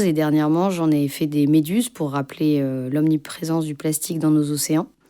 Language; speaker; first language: French; native; French